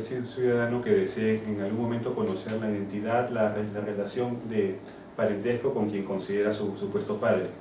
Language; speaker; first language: Spanish; native; Spanish